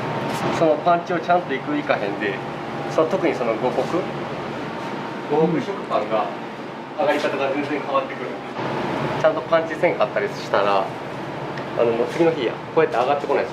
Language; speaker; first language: Japanese; native; Japanese